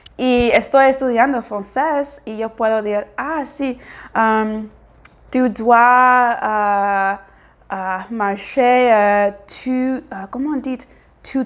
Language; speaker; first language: Spanish; non-native, fluent; English